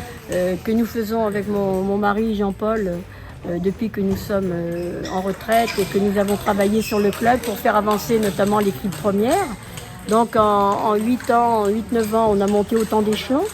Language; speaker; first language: French; native; French